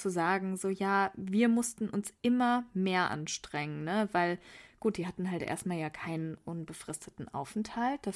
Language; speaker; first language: German; early bilingual, other home language; Persian